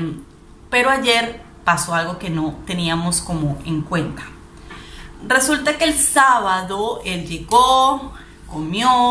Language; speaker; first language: Spanish; native; Spanish